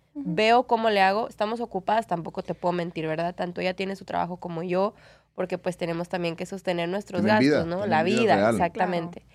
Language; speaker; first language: Spanish; native; Spanish